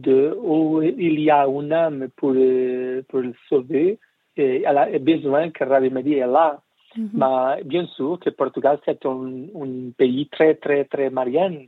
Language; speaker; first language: French; non-native, learner; Portuguese